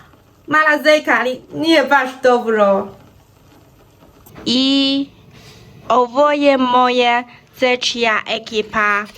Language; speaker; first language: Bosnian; non-native, learner; Chinese